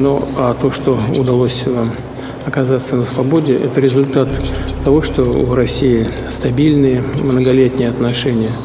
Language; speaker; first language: Russian; native; Russian